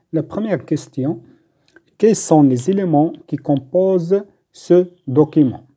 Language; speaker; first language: French; non-native, local second language; Arabic